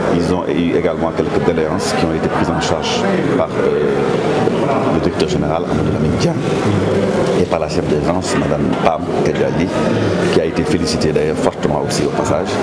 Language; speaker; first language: French; non-native, local second language; Wolof